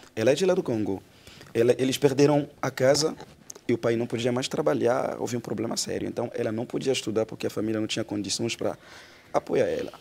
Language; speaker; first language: Portuguese; non-native, fluent; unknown